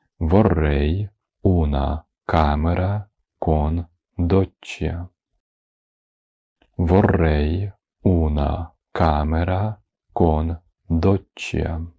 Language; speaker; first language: Italian; non-native, fluent; Ukrainian